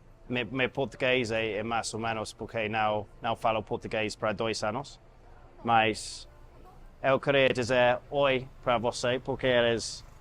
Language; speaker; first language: Portuguese; non-native, learner; English